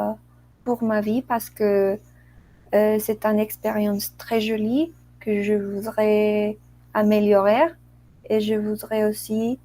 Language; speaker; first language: French; non-native, learner; Spanish